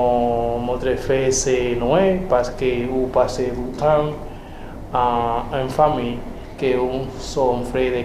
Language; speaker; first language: French; non-native, learner; Spanish